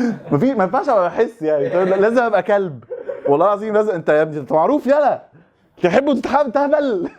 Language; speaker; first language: Arabic; native; Arabic